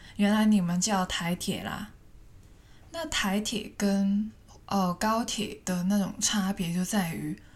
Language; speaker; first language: Chinese; non-native, fluent; Cantonese